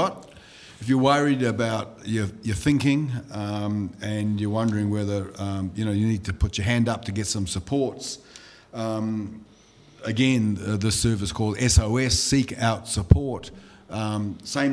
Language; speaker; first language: English; non-native, local second language; Limburgish